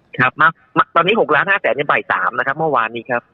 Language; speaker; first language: Thai; native; Thai